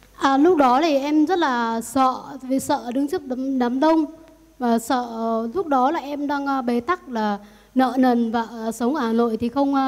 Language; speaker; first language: Vietnamese; non-native, local second language; Iu Mien